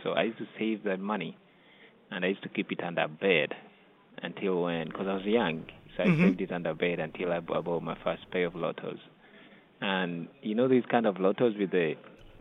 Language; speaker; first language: English; non-native, local second language; Ganda